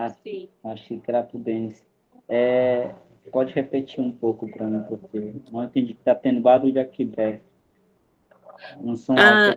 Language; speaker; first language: Portuguese; non-native, local second language; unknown